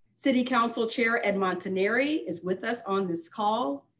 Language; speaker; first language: English; native; English